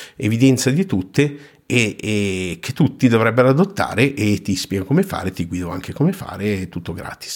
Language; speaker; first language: Italian; native; Italian